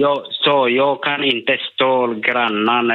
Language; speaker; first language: Swedish; non-native, learner; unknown